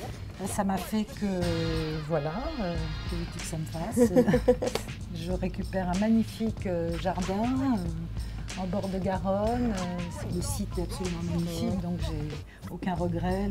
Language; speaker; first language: French; native; French